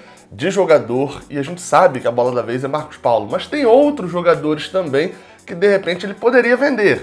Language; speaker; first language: Portuguese; native; Portuguese